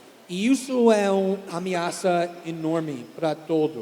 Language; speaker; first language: Portuguese; non-native, fluent; English